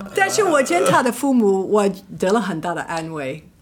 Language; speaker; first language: Chinese; non-native, fluent; English